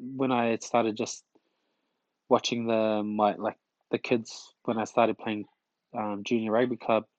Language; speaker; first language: English; early bilingual, other home language; Tongan